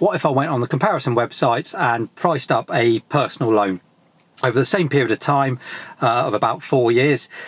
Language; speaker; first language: English; native; English